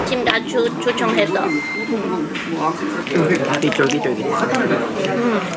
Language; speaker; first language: Korean; non-native, learner; Chinese